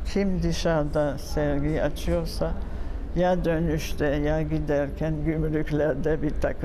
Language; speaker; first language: Turkish; non-native, fluent; French